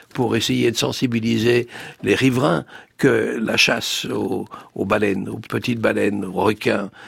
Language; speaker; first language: French; native; French